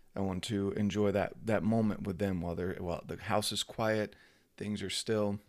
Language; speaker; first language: English; native; English